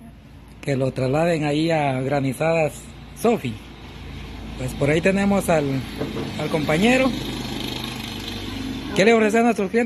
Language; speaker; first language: Spanish; native; Spanish